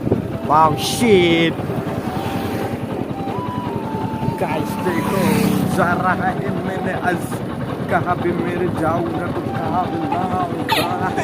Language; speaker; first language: Hindi; non-native, local second language; Bodo